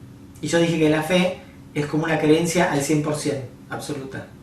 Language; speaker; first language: Spanish; native; Spanish